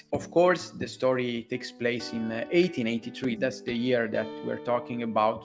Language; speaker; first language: English; non-native, fluent; Italian